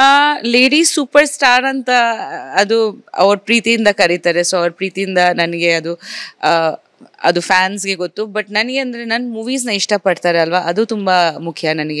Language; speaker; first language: Kannada; non-native, fluent; Bangla